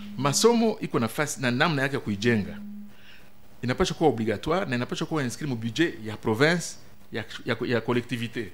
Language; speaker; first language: Swahili; non-native, local second language; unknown